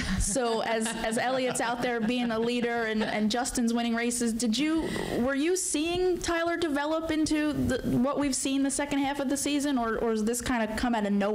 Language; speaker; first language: English; native; English